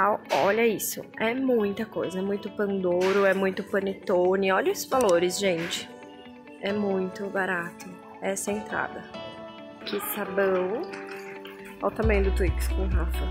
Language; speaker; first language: Portuguese; native; Portuguese